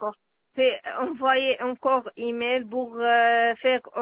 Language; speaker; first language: French; non-native, learner; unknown